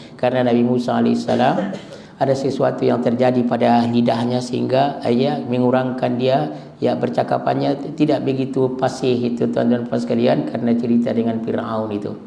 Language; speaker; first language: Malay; native; Malay